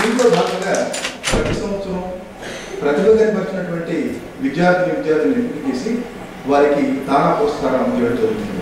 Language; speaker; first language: Telugu; native; Telugu